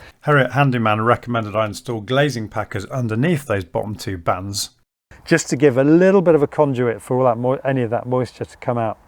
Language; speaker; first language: English; native; English